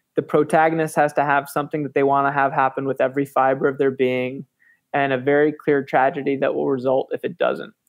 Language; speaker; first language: English; native; English